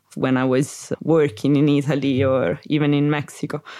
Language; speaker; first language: English; non-native, fluent; Italian